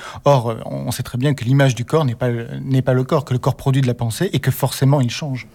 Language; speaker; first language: French; native; French